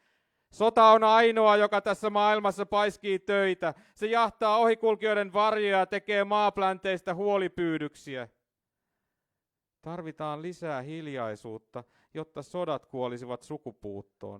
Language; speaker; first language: Finnish; native; Finnish